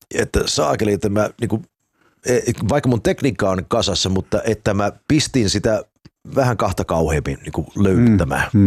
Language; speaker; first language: Finnish; early bilingual, heritage; Finnish